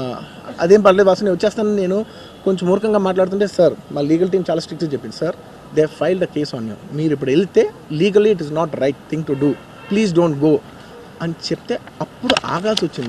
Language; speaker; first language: Telugu; native; Telugu